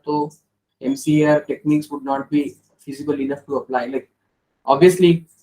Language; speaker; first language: English; non-native, local second language; Hindi